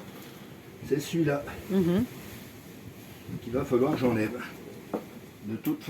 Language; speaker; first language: French; native; French